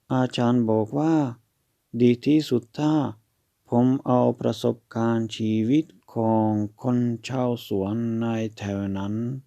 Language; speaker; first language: Thai; non-native, fluent; Hungarian